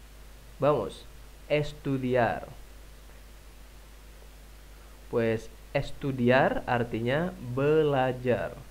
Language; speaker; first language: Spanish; non-native, fluent; Indonesian